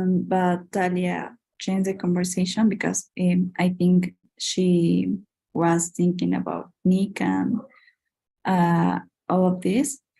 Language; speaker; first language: English; non-native, learner; Spanish